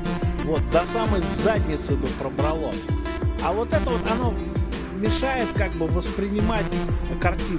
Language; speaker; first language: Russian; native; Russian